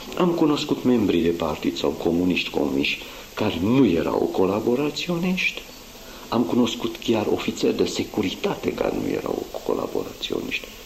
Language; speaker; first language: Romanian; non-native, local second language; Hungarian